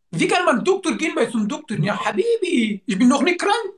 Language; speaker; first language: German; non-native, learner; Turkish